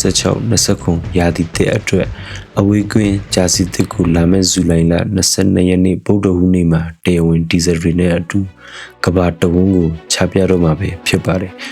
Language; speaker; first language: Burmese; native; Burmese